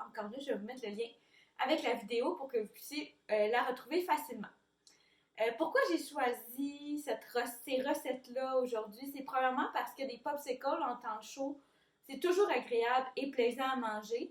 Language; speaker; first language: French; native; French